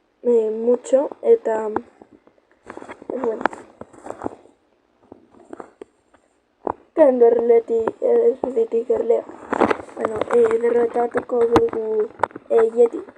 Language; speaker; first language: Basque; non-native, local second language; Spanish